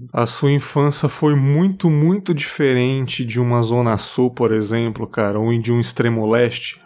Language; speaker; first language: Portuguese; native; Portuguese